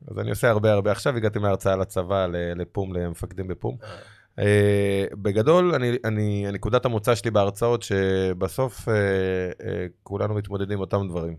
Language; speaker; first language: Hebrew; native; Hebrew